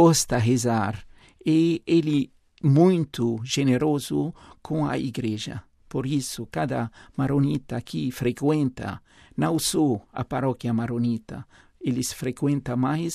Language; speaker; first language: Portuguese; non-native, fluent; Arabic